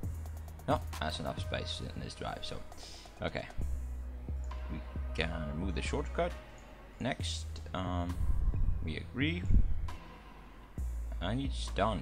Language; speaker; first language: English; non-native, fluent; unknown